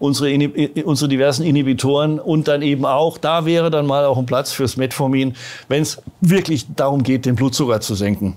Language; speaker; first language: German; native; German